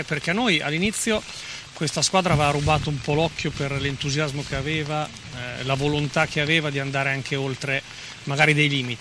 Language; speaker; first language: Italian; native; Italian